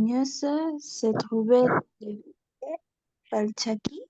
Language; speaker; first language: French; non-native, learner; Spanish